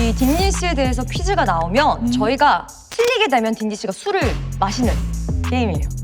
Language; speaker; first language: Korean; native; Korean